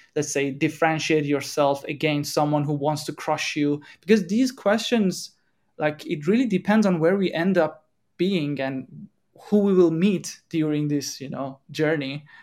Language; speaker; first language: English; non-native, fluent; Persian